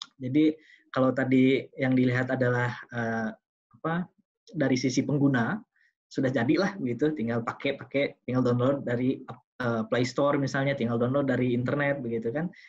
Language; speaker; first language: Indonesian; non-native, local second language; Sundanese